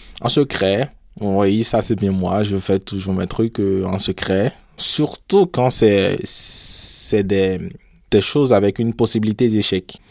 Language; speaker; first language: French; non-native, local second language; Fon